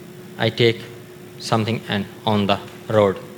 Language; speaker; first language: English; non-native, learner; Urdu